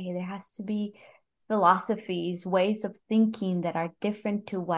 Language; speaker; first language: English; non-native, fluent; Spanish